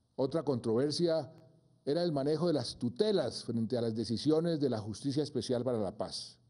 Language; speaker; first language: Spanish; native; Spanish